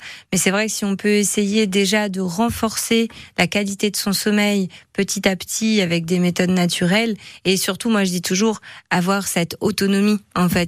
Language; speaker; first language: French; native; French